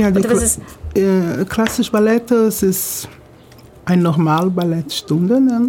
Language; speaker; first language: German; non-native, fluent; Portuguese